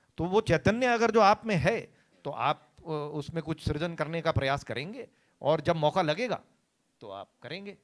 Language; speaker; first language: Hindi; native; Hindi